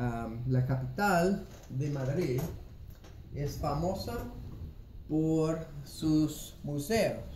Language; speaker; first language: Spanish; non-native, fluent; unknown